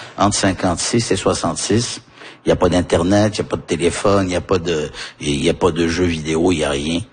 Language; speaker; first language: French; early bilingual, heritage; French